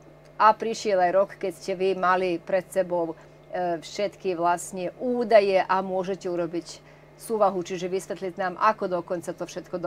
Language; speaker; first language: Slovak; native; Slovak